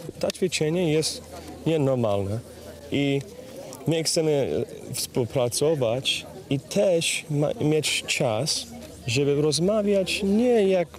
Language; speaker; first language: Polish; non-native, learner; English